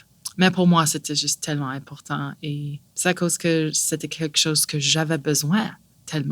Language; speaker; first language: French; non-native, local second language; English